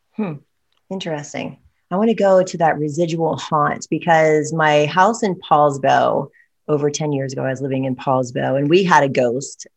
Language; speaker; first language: English; native; English